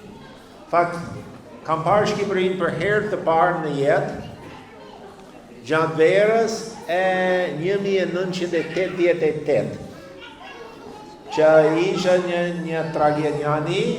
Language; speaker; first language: Albanian; non-native, fluent; English